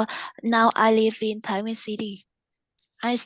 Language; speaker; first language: English; non-native, learner; Vietnamese